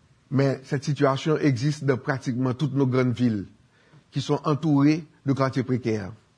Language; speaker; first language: French; native; French